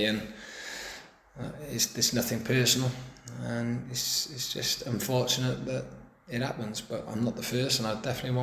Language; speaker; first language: English; native; English